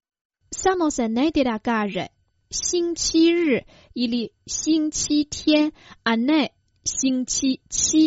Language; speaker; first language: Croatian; non-native, fluent; Chinese